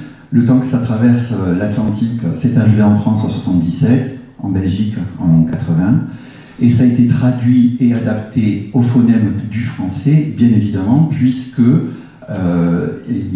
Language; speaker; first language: French; native; French